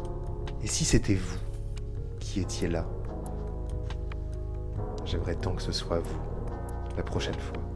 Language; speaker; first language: French; native; French